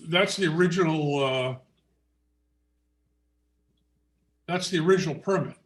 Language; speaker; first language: English; native; English